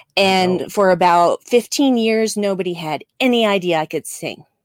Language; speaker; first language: English; native; English